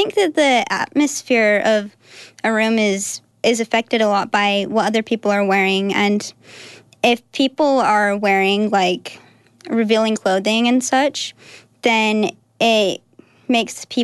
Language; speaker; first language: English; native; English